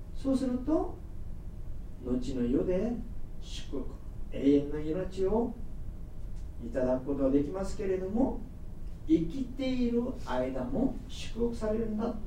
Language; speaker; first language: Japanese; non-native, fluent; Korean